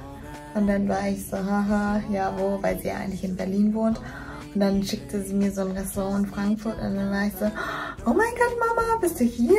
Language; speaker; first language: German; early bilingual, other home language; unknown